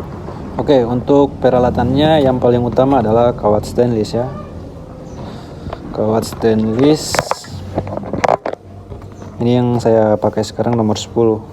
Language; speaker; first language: Indonesian; native; Indonesian